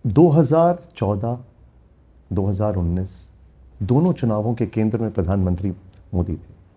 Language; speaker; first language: Hindi; native; Hindi